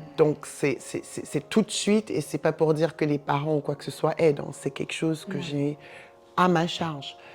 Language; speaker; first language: French; native; French